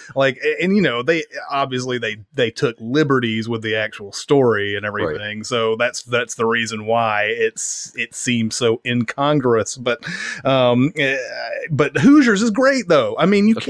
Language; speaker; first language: English; native; English